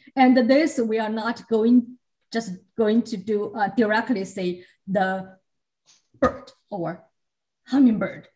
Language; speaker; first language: English; non-native, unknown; Chinese